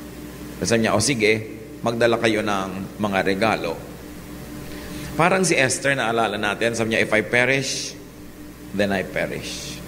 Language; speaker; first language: Filipino; native; Filipino